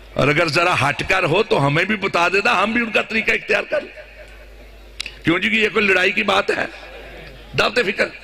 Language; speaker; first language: Urdu; non-native, local second language; Punjabi